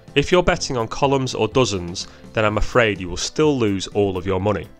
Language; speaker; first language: English; native; English